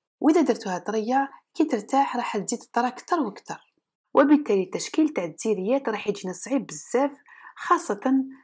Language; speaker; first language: Arabic; native; Arabic